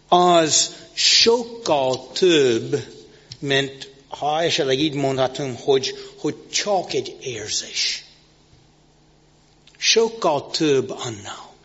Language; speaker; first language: Hungarian; non-native, fluent; English